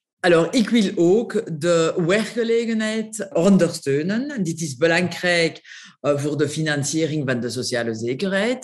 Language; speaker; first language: Dutch; non-native, local second language; French